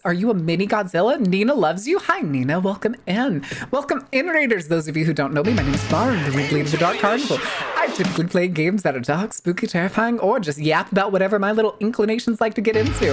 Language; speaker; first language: English; native; English